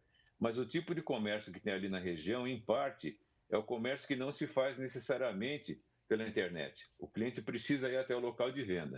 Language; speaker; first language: Portuguese; native; Portuguese